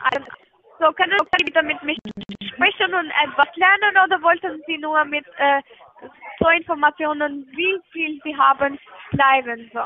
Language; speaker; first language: German; non-native, learner; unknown